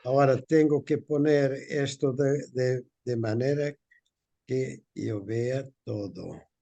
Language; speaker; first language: Spanish; non-native, fluent; Portuguese